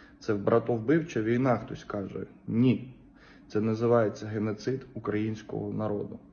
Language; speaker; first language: Ukrainian; non-native, local second language; Russian